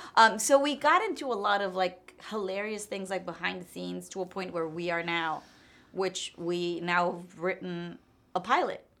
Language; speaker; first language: English; non-native, fluent; Spanish